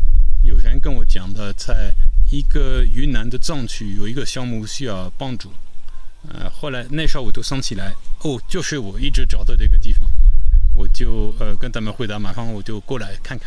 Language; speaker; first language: Chinese; non-native, fluent; French